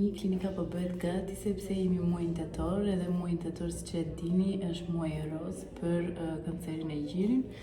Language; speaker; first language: Albanian; early bilingual, heritage; Albanian